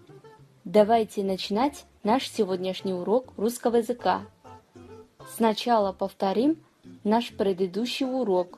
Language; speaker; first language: Russian; non-native, fluent; Kazakh